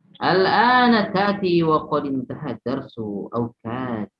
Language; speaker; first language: Arabic; non-native, fluent; Indonesian